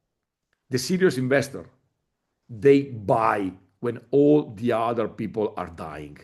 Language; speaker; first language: English; non-native, fluent; Italian